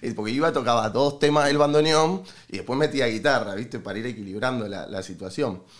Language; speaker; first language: Spanish; native; Spanish